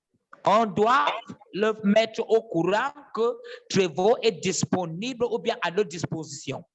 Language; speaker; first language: French; non-native, fluent; English